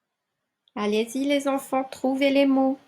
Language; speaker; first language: French; non-native, local second language; Arabic